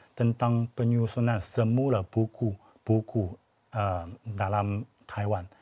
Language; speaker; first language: Malay; non-native, fluent; Chinese